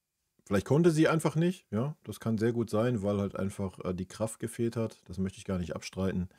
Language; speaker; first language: German; native; German